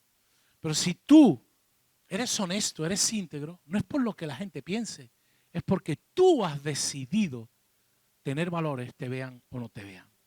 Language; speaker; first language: Spanish; native; Spanish